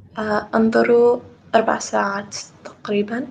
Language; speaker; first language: Arabic; non-native, learner; English